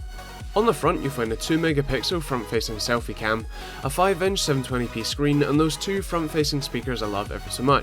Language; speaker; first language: English; native; English